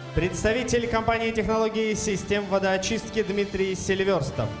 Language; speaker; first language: Russian; native; Russian